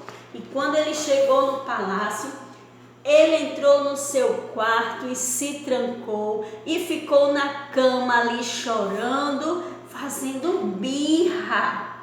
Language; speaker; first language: Portuguese; native; Portuguese